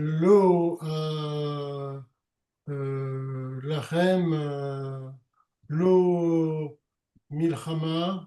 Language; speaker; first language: Hebrew; non-native, learner; French